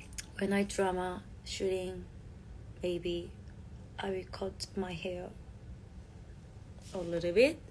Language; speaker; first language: English; non-native, learner; Korean